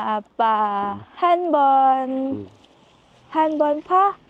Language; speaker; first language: Korean; non-native, learner; Thai